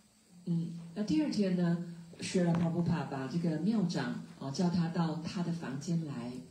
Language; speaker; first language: Chinese; native; Chinese